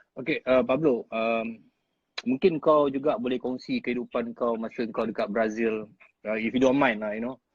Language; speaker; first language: Malay; native; Malay